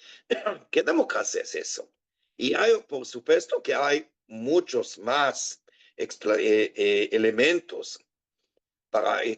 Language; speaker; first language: Spanish; non-native, fluent; Hebrew